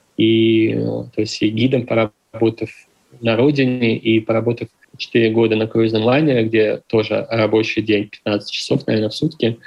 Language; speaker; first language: Russian; native; Russian